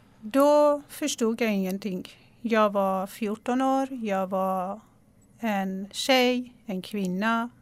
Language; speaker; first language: Swedish; non-native, fluent; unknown